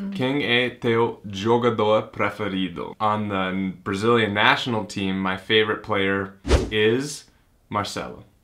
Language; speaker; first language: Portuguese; non-native, fluent; English